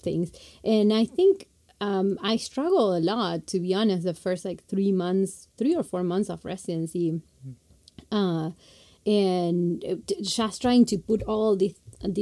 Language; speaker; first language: English; non-native, fluent; Spanish